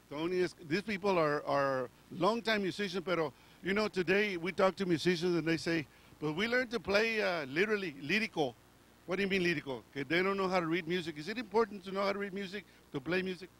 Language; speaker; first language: English; early bilingual, other home language; Spanish